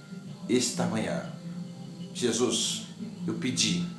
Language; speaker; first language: Portuguese; non-native, learner; Haitian Creole